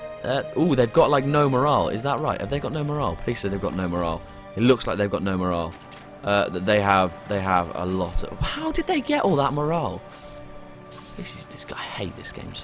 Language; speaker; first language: English; native; English